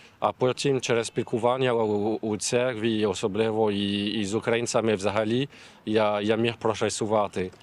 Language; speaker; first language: Ukrainian; non-native, learner; French